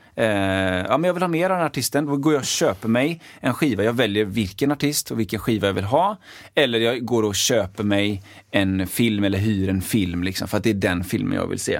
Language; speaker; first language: Swedish; native; Swedish